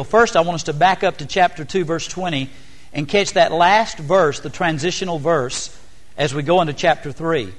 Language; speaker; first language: English; native; English